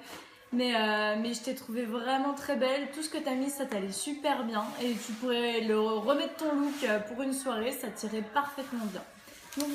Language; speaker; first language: French; native; French